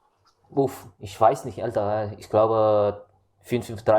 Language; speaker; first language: German; non-native, learner; Indonesian